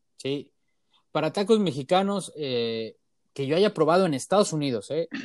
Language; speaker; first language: Spanish; native; Spanish